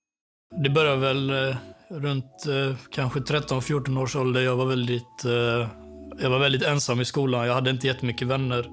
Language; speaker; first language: Swedish; native; Swedish